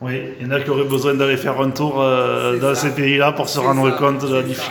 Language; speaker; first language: French; native; French